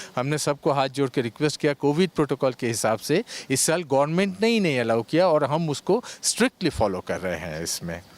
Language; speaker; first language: Hindi; non-native, local second language; Bangla